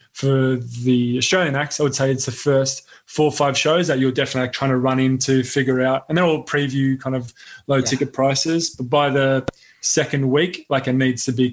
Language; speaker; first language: English; native; English